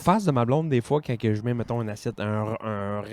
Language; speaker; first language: French; native; French